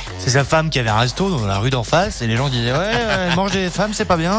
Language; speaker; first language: French; native; French